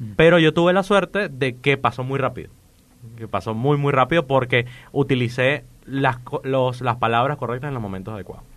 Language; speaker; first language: Spanish; native; Spanish